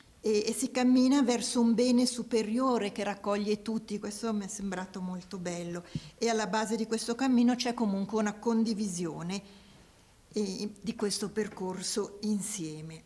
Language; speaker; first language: Italian; native; Italian